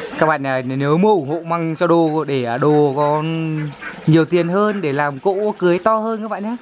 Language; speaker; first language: Vietnamese; non-native, local second language; Hmong